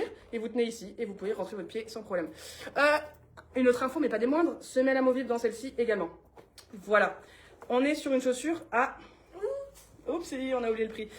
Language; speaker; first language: French; native; French